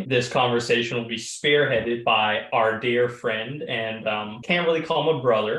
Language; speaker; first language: English; native; English